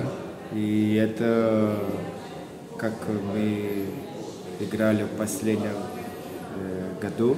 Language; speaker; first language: Russian; non-native, learner; Portuguese